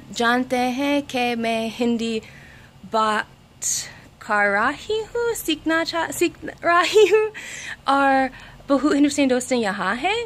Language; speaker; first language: Hindi; non-native, learner; English